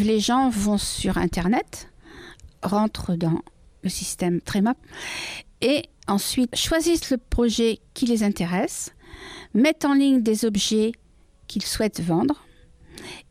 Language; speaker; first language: French; native; French